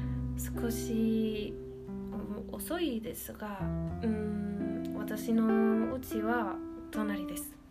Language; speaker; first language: Japanese; non-native, learner; Spanish